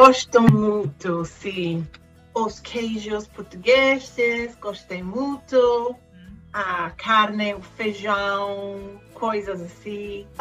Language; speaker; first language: Portuguese; non-native, fluent; Spanish